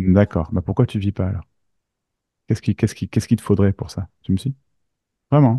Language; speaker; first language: French; native; French